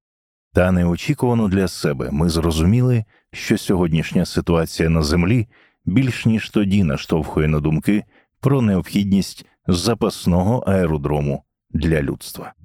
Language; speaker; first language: Ukrainian; native; Ukrainian